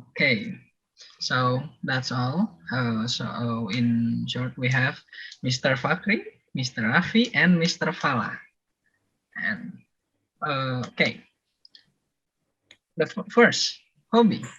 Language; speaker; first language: English; non-native, learner; Indonesian